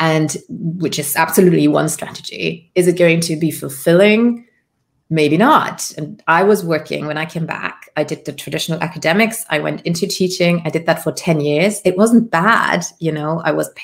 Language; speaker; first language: English; non-native, fluent; Luxembourgish